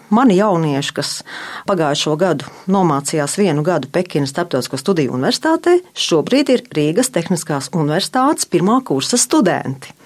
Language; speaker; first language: Latvian; native; Latvian